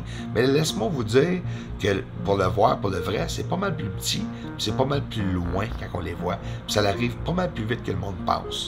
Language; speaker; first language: French; native; French